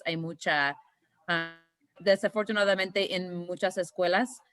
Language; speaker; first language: Spanish; early bilingual, heritage; Spanish